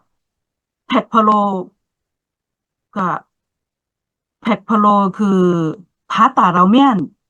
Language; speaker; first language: Korean; non-native, learner; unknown